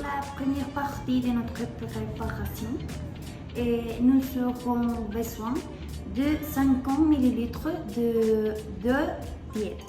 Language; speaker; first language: French; non-native, learner; Spanish